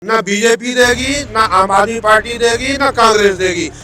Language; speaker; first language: Hindi; native; Hindi